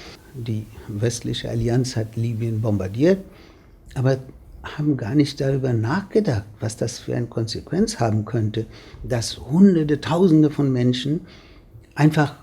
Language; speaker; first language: German; non-native, fluent; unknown